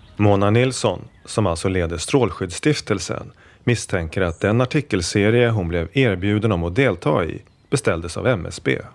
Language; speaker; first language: Swedish; native; Swedish